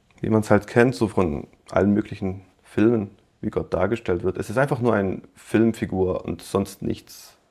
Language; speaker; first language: German; native; German